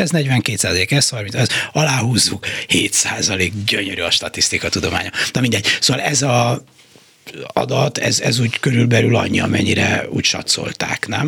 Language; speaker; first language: Hungarian; native; Hungarian